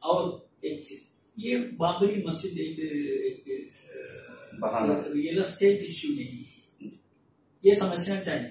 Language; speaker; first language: Hindi; non-native, local second language; Malayalam